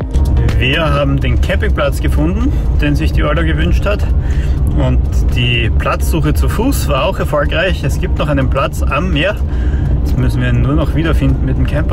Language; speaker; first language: German; native; German